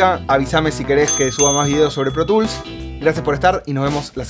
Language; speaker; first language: Spanish; native; Spanish